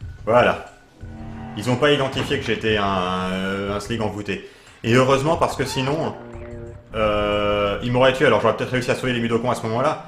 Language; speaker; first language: French; native; French